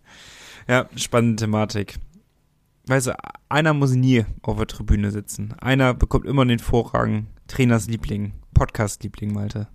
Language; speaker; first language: German; native; German